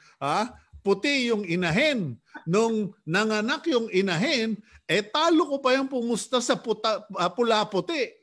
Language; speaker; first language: Filipino; native; Filipino